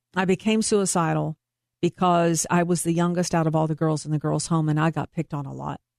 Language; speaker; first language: English; native; English